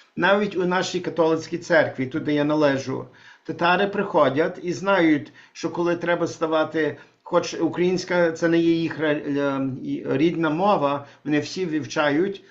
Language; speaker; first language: Ukrainian; early bilingual, heritage; Ukrainian